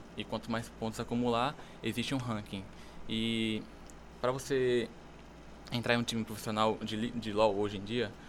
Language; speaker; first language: Portuguese; native; Portuguese